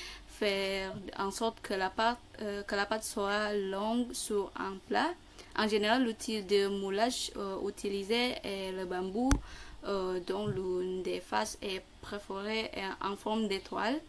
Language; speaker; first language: French; non-native, learner; Indonesian